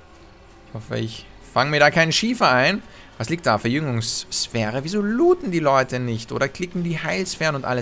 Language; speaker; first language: German; native; German